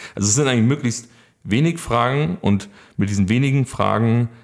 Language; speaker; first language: German; native; German